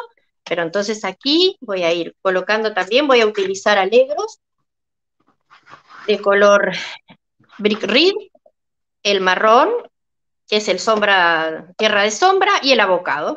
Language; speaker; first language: Spanish; native; Spanish